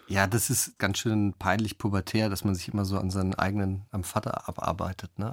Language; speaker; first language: German; native; German